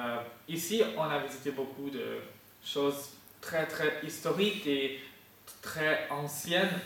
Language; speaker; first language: French; non-native, fluent; Ukrainian